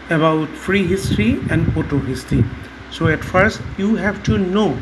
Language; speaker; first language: English; non-native, local second language; Assamese